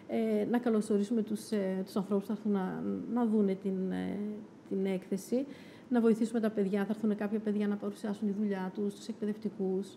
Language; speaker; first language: Greek; native; Greek